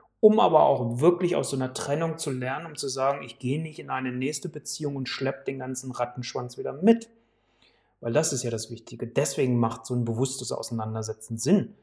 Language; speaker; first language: German; native; German